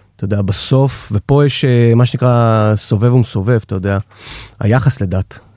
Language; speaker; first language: Hebrew; native; Hebrew